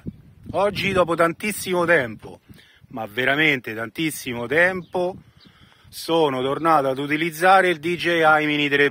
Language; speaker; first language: Italian; native; Italian